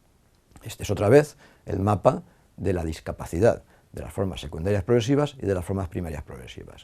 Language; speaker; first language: Spanish; native; Spanish